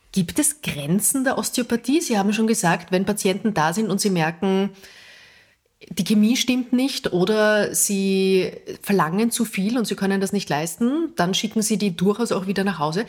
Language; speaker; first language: German; native; German